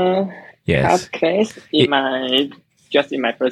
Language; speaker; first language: English; non-native, learner; Chinese